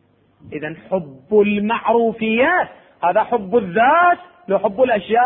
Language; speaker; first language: Arabic; native; Arabic